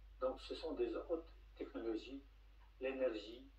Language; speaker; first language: French; non-native, fluent; Russian